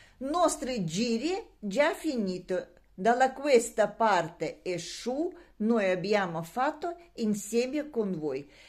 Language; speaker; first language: Italian; non-native, learner; Russian